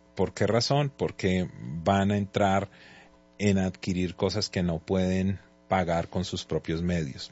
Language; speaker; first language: Spanish; native; Spanish